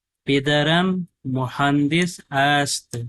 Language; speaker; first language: Persian; non-native, fluent; Urdu